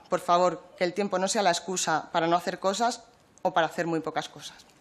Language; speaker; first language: Spanish; native; Spanish